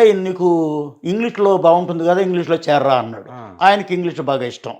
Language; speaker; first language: Telugu; native; Telugu